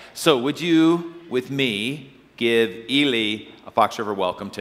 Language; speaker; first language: English; native; English